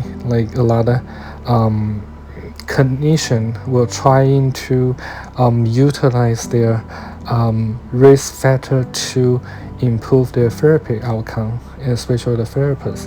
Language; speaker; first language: English; non-native, fluent; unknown